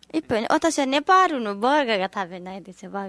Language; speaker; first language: Japanese; non-native, learner; Nepali